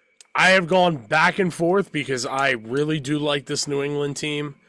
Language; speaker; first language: English; native; English